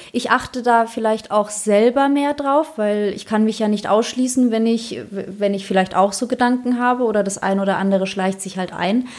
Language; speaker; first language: German; early bilingual, other home language; Polish